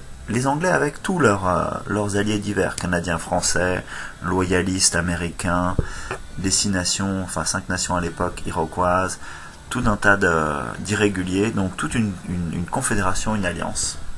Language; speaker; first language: French; native; French